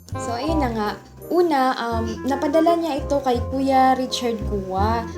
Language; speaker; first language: Filipino; non-native, local second language; Cebuano